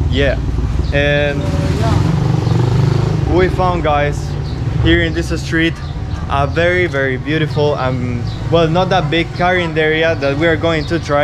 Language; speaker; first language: English; non-native, fluent; Spanish